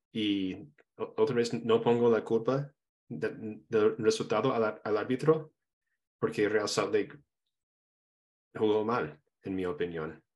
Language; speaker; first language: Spanish; non-native, fluent; English